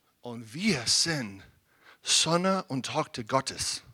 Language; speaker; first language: German; non-native, learner; English